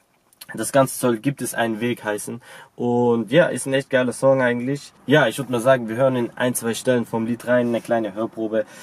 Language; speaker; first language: German; native; German